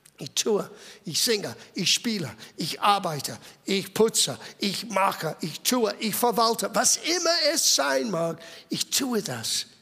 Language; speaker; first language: German; non-native, fluent; English